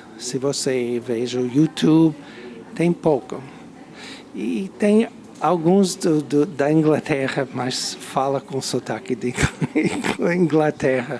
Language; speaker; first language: Portuguese; non-native, fluent; English